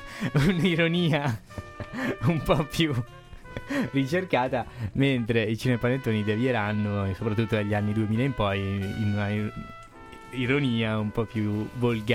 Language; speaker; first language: Italian; native; Italian